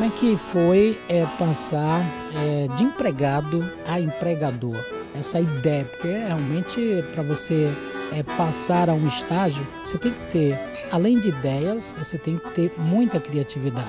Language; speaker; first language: Portuguese; native; Portuguese